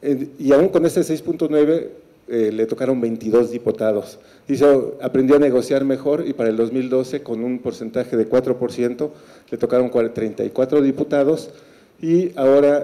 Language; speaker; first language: Spanish; native; Spanish